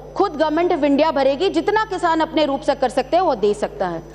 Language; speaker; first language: Hindi; non-native, local second language; Marathi